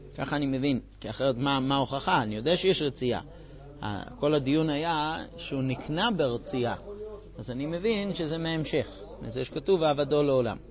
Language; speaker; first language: Hebrew; non-native, fluent; English